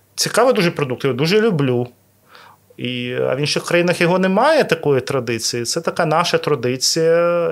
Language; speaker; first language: Ukrainian; non-native, local second language; Russian